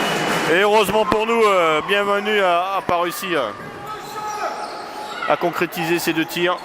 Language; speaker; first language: French; native; French